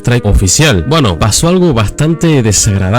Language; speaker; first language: Spanish; native; Spanish